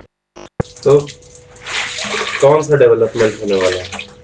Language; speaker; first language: Hindi; native; Hindi